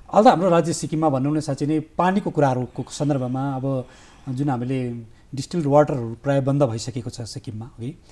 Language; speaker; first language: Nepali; native; Nepali